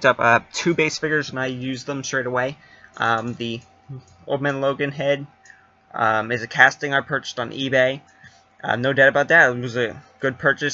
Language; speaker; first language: English; native; English